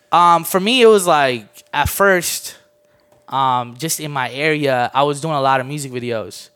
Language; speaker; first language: English; early bilingual, other home language; Armenian